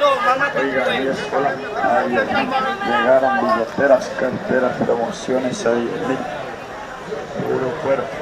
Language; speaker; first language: Spanish; native; Spanish